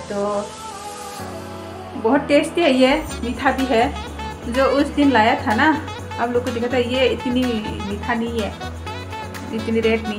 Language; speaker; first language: Hindi; non-native, local second language; Bangla